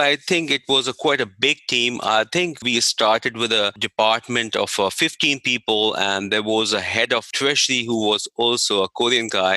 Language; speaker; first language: English; non-native, local second language; Hindi